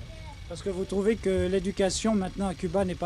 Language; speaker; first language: French; native; French